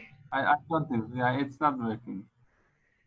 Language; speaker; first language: English; non-native, fluent; Arabic